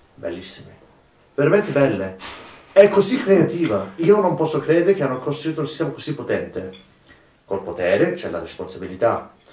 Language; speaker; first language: Italian; non-native, fluent; English